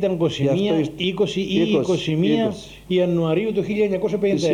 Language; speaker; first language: Greek; native; Greek